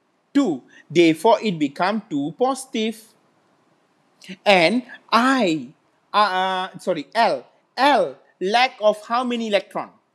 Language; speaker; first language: English; non-native, local second language; Malay